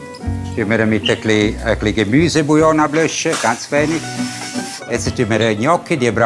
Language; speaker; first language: German; non-native, fluent; Italian